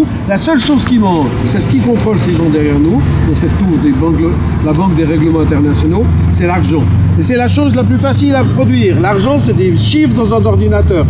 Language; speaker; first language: French; native; French